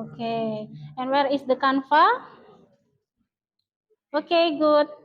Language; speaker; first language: English; non-native, learner; Indonesian